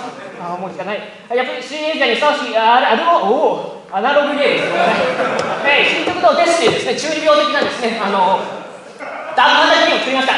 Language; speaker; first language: Japanese; native; Japanese